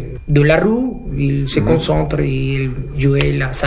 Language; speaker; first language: French; non-native, learner; Spanish